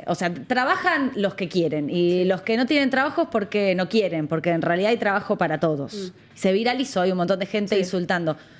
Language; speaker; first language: Spanish; native; Spanish